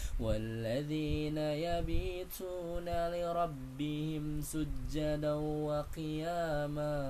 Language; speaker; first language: Arabic; non-native, learner; Indonesian